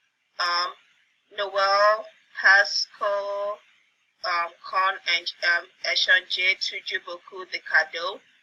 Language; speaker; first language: French; non-native, learner; English